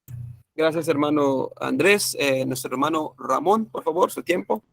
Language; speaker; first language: Spanish; native; Spanish